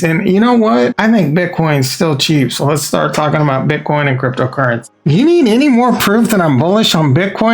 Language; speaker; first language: English; native; English